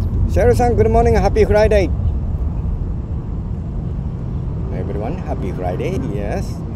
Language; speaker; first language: English; non-native, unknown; Japanese